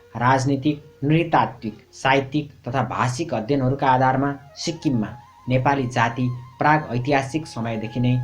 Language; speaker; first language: Nepali; native; Nepali